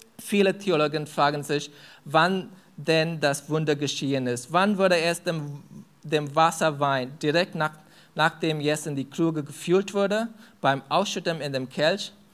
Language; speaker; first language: German; non-native, fluent; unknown